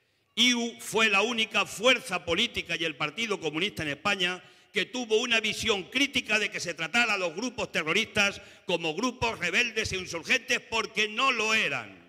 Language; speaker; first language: Spanish; native; Spanish